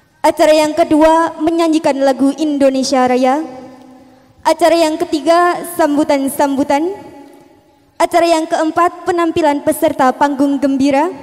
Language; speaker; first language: Malay; non-native, local second language; Javanese